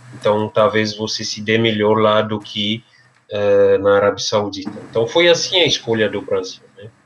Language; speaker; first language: Portuguese; non-native, fluent; French